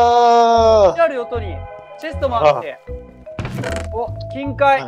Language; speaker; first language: Japanese; native; Japanese